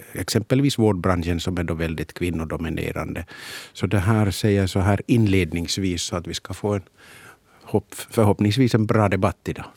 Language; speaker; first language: Swedish; native; Swedish